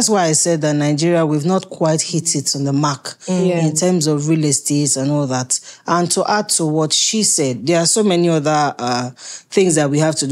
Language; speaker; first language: English; native; English